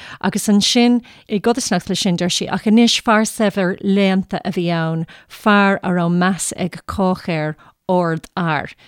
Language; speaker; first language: Irish; native; Irish